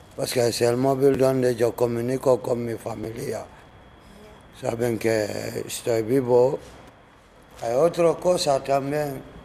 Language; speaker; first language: Spanish; non-native, learner; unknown